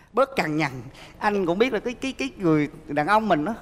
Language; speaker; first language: Vietnamese; native; Vietnamese